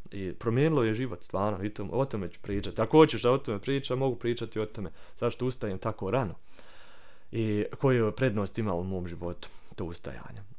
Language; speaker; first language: Serbian; early bilingual, heritage; Croatian